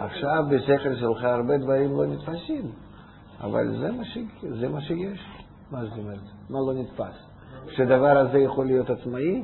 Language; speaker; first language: Hebrew; non-native, fluent; Russian